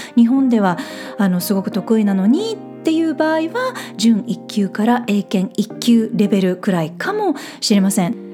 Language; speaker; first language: Japanese; native; Japanese